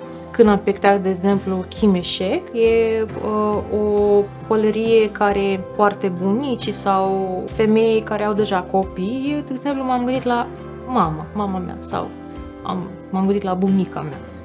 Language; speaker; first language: Romanian; non-native, fluent; Russian